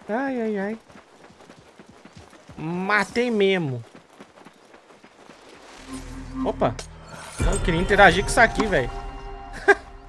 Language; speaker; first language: Portuguese; native; Portuguese